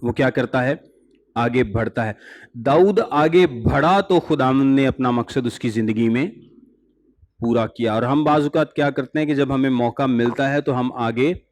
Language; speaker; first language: Urdu; non-native, local second language; Punjabi